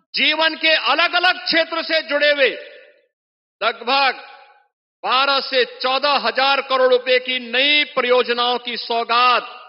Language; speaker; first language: Hindi; native; Hindi